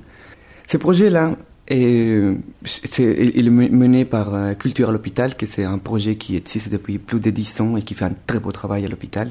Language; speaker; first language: French; non-native, fluent; Spanish